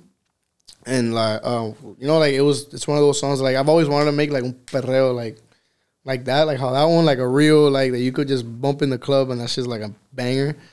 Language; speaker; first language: English; early bilingual, other home language; Spanish